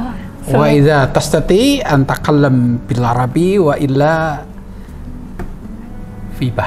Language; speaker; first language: Arabic; non-native, learner; Indonesian